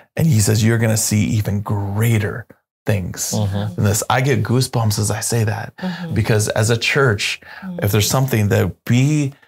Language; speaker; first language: English; native; English